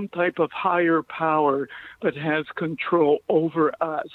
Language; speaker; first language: English; native; English